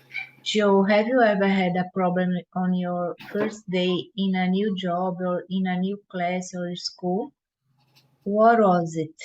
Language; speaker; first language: English; non-native, learner; Portuguese